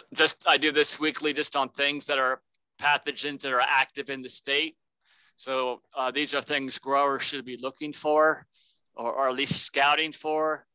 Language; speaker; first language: English; native; English